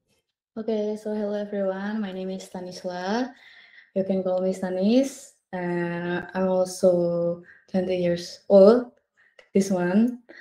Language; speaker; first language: English; non-native, learner; Indonesian